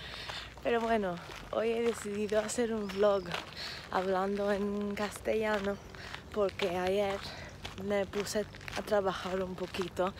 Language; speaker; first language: Spanish; non-native, fluent; Turkish